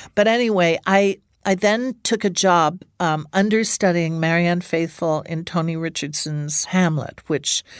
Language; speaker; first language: English; native; English